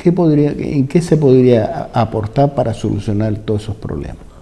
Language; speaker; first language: Spanish; native; Spanish